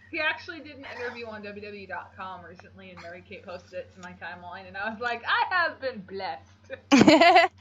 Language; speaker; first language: English; native; English